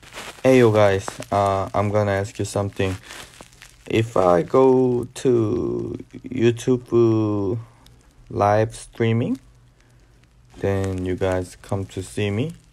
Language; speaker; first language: English; non-native, learner; Korean